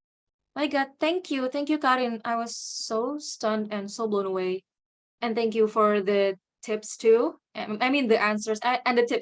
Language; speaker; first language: English; non-native, fluent; Indonesian